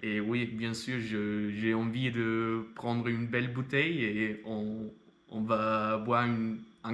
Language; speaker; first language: French; non-native, fluent; German